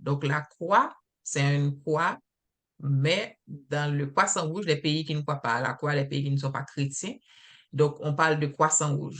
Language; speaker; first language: French; native; French